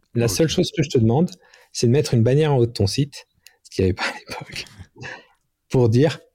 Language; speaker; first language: French; native; French